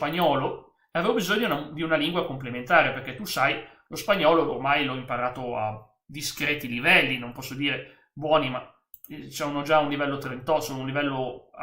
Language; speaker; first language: Italian; native; Italian